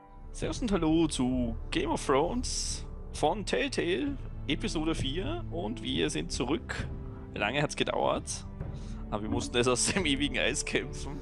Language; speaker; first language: German; native; German